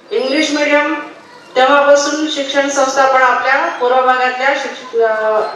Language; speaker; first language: Marathi; non-native, local second language; Telugu